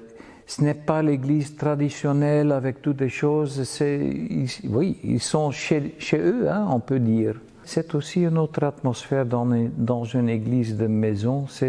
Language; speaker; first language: French; non-native, fluent; Dutch